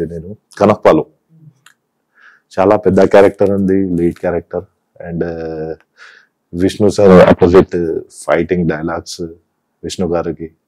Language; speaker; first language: Telugu; non-native, local second language; Hindi